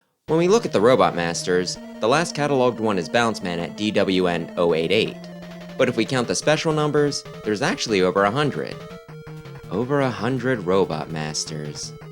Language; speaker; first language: English; native; English